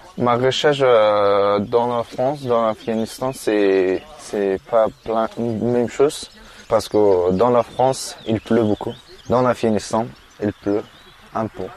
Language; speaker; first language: French; non-native, learner; Persian